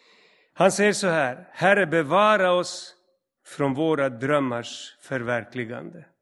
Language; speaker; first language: Swedish; non-native, fluent; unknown